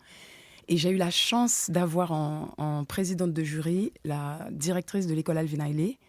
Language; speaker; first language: French; native; French